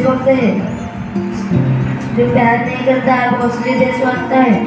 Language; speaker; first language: Hindi; non-native, local second language; Odia